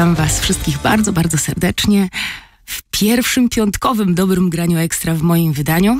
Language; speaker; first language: Polish; native; Polish